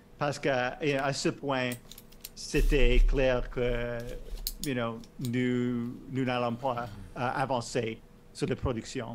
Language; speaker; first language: French; non-native, learner; English